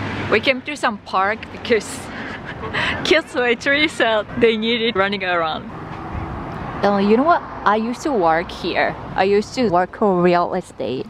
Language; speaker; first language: English; non-native, fluent; Japanese